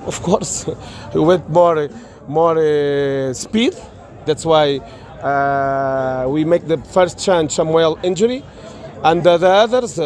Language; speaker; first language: English; non-native, learner; Portuguese